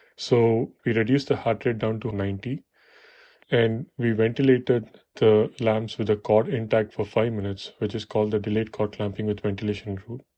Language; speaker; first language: English; non-native, local second language; Tamil